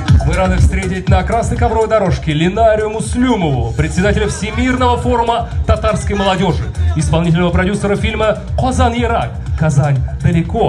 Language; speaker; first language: Russian; native; Russian